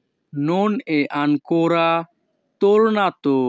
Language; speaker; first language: Italian; non-native, fluent; Bangla